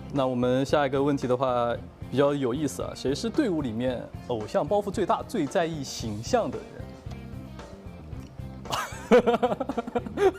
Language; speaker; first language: Chinese; native; Chinese